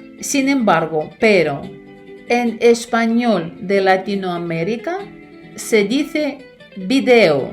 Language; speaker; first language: Spanish; non-native, fluent; Ukrainian